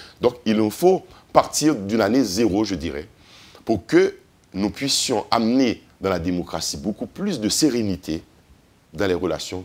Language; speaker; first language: French; native; French